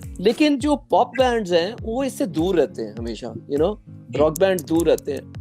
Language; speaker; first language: Urdu; native; Urdu